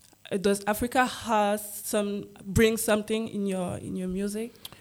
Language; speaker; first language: English; non-native, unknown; French